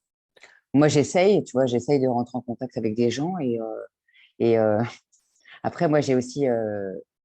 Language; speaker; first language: French; native; French